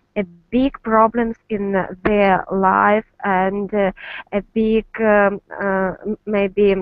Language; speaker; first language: English; non-native, learner; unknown